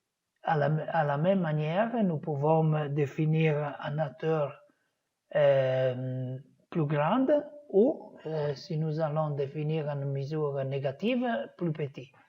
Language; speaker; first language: French; non-native, fluent; Italian